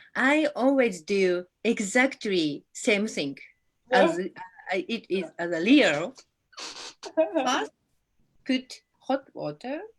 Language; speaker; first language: English; non-native, learner; Japanese